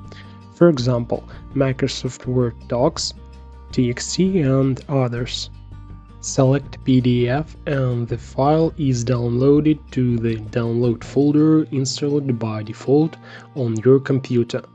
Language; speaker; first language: English; non-native, fluent; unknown